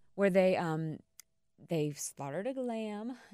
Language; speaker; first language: English; native; English